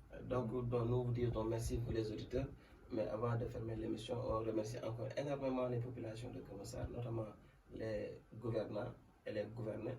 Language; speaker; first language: French; native; French